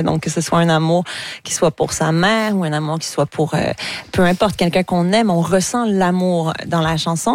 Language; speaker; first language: French; native; French